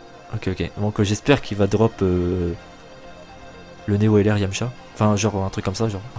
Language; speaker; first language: French; native; French